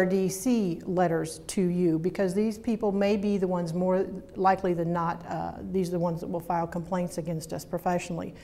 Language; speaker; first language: English; native; English